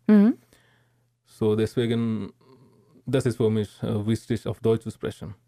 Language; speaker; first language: German; non-native, learner; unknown